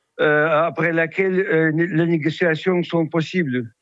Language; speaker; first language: French; non-native, fluent; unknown